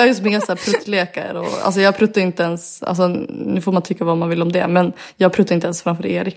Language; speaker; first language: Swedish; native; Swedish